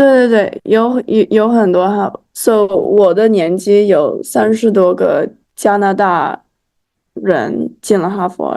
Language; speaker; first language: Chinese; early bilingual, heritage; Chinese